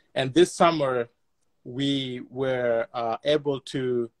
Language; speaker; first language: English; non-native, fluent; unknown